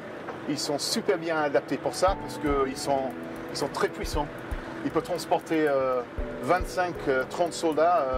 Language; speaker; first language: French; non-native, fluent; English